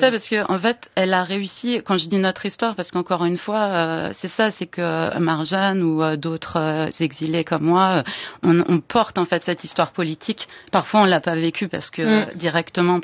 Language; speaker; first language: French; early bilingual, other home language; Persian